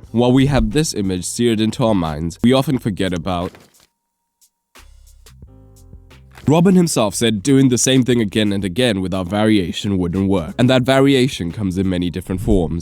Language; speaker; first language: English; native; English